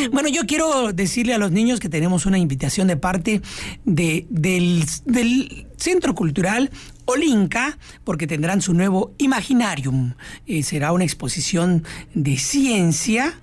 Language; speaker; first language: Spanish; native; Spanish